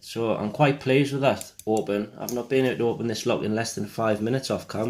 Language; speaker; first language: English; native; English